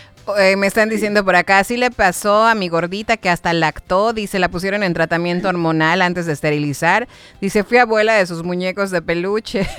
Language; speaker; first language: Spanish; native; Spanish